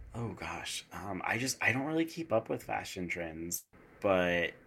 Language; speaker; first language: English; native; English